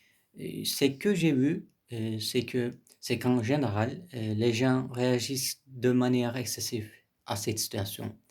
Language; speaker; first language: French; non-native, learner; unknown